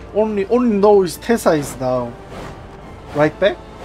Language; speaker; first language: English; non-native, learner; Korean